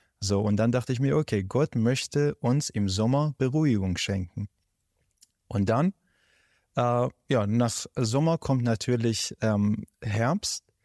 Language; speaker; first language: German; non-native, fluent; Persian